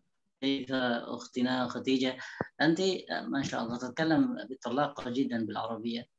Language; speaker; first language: Arabic; non-native, fluent; Indonesian